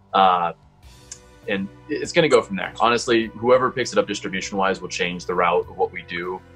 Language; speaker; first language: English; native; English